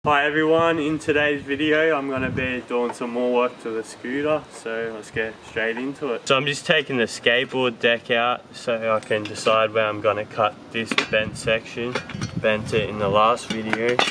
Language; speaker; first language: English; native; English